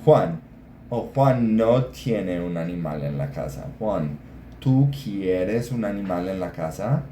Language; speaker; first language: Spanish; non-native, fluent; English